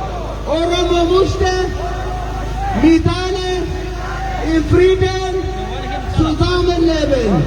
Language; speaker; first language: German; non-native, learner; Oromo